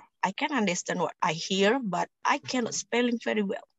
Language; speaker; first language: English; non-native, learner; Indonesian